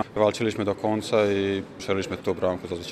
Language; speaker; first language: Polish; non-native, fluent; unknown